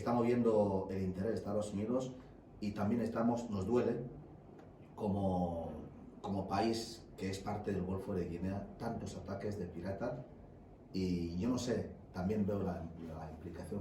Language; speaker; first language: Spanish; non-native, fluent; English